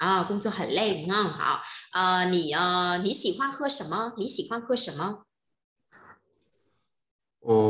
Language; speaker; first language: Chinese; non-native, fluent; Vietnamese